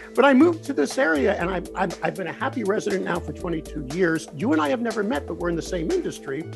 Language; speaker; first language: English; native; English